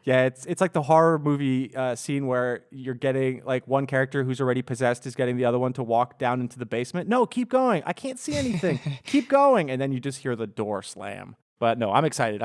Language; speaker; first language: English; native; English